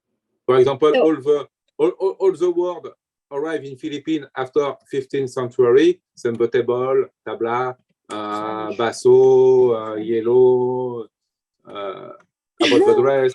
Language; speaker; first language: English; non-native, learner; French